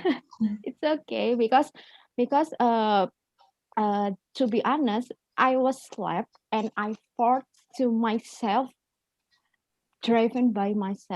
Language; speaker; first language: English; non-native, learner; Indonesian